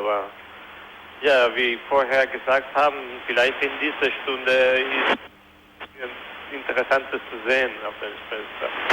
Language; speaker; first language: German; non-native, fluent; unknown